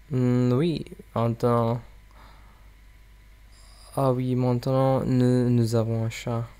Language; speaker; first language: French; non-native, learner; English